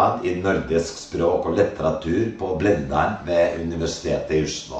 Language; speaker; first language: Norwegian; non-native, fluent; Serbian